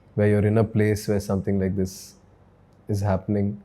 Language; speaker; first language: English; non-native, local second language; Tamil